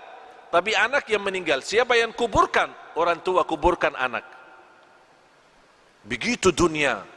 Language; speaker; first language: Indonesian; non-native, fluent; Arabic